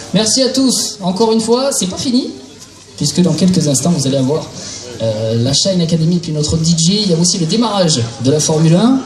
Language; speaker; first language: French; native; French